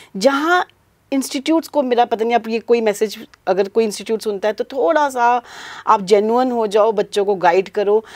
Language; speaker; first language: Hindi; non-native, local second language; Punjabi